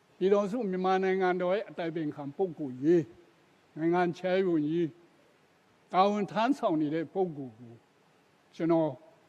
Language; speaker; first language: Burmese; non-native, local second language; Tedim Chin